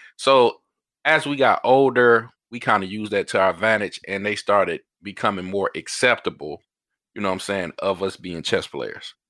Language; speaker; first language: English; native; English